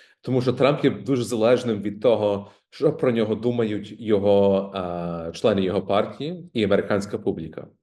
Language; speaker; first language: Ukrainian; early bilingual, heritage; Ukrainian